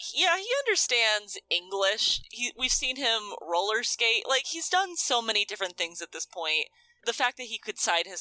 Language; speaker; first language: English; native; English